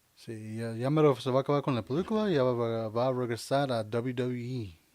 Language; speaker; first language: Spanish; early bilingual, heritage; Spanish